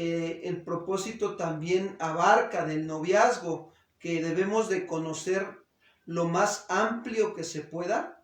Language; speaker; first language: Spanish; native; Spanish